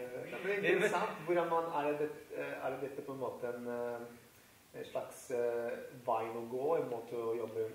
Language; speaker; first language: Norwegian; non-native, fluent; Italian